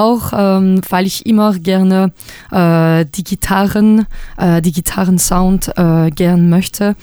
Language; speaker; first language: German; non-native, local second language; French